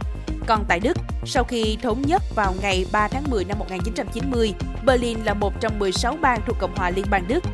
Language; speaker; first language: Vietnamese; native; Vietnamese